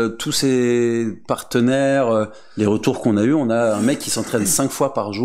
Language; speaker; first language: French; native; French